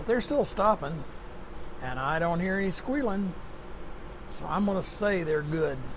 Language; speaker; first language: English; native; English